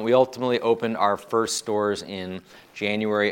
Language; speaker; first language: English; native; English